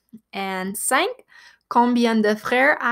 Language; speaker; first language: French; non-native, fluent; English